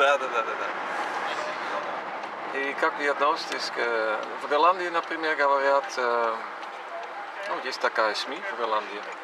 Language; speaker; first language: Russian; non-native, fluent; Dutch